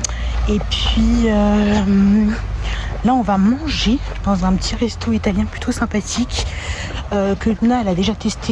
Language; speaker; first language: French; native; French